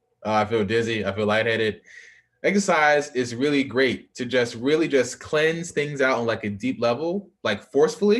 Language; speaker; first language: English; native; English